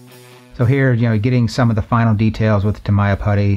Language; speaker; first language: English; native; English